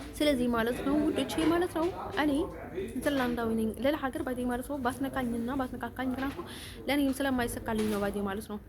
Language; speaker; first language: Amharic; native; Amharic